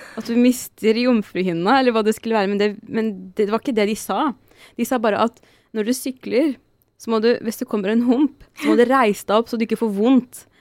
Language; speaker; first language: Norwegian; early bilingual, other home language; Arabic